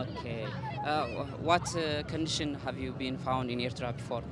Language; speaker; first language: English; non-native, local second language; Tigrinya